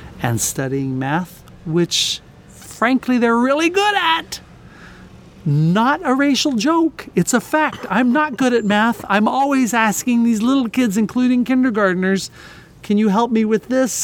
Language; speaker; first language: English; native; English